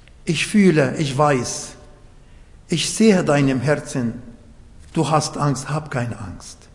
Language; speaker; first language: German; non-native, learner; Arabic